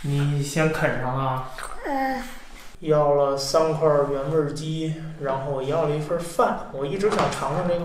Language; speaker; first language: Chinese; native; Chinese